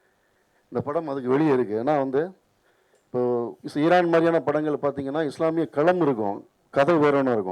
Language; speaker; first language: Tamil; native; Tamil